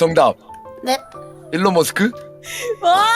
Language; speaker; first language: Korean; native; Korean